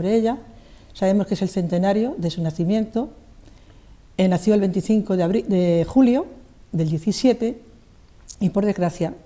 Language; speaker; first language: Spanish; native; Spanish